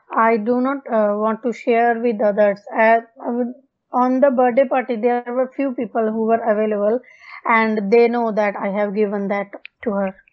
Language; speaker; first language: English; non-native, local second language; Punjabi